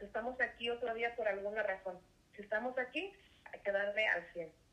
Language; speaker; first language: Spanish; early bilingual, heritage; Spanish